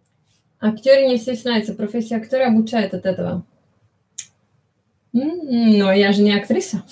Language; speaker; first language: Russian; early bilingual, heritage; Italian